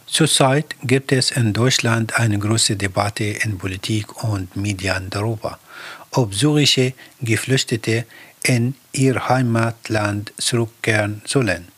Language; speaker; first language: German; non-native, fluent; Arabic